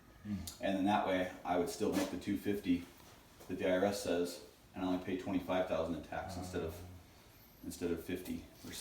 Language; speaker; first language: English; native; English